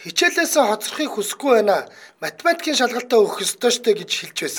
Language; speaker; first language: Mongolian; native; Mongolian